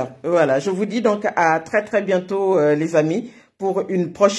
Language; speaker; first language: French; native; French